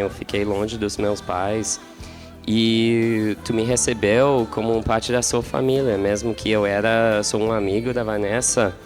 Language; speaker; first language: Portuguese; non-native, learner; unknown